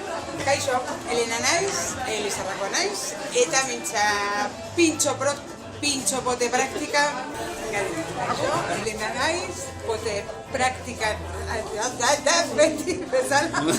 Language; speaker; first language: Basque; non-native, local second language; Spanish